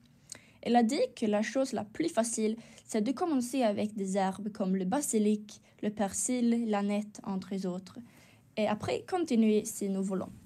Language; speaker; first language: French; non-native, learner; Swedish